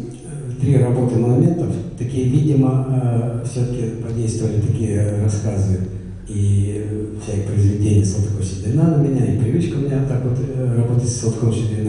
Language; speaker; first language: Russian; native; Russian